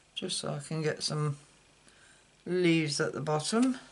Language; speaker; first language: English; native; English